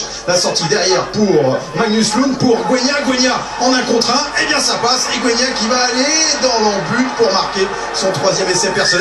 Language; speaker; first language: French; native; French